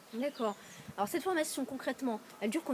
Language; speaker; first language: French; native; French